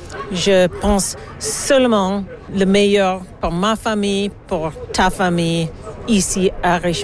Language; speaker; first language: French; non-native, learner; English